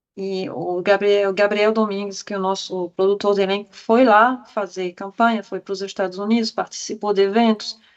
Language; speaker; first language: Portuguese; non-native, fluent; French